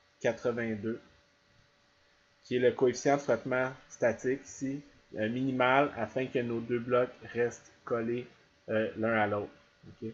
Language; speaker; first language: French; native; French